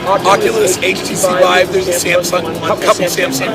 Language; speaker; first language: English; native; English